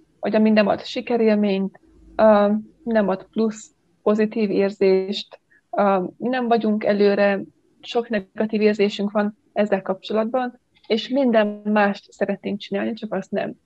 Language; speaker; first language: Hungarian; native; Hungarian